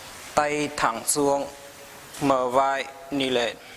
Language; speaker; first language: Vietnamese; non-native, learner; Hindi